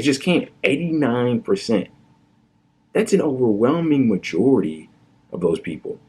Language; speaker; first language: English; native; English